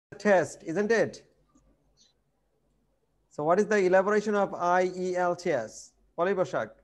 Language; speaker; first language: English; non-native, fluent; Bangla